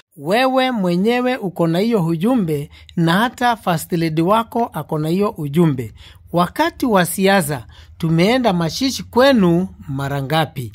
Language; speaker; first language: Swahili; non-native, local second language; Luo (Kenya and Tanzania)